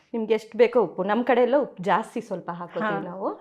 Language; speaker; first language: Kannada; native; Kannada